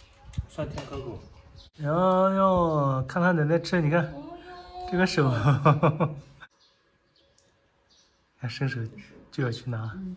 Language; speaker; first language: Chinese; native; Chinese